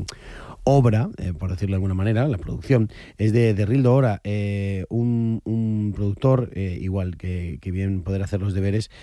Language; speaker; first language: Spanish; native; Spanish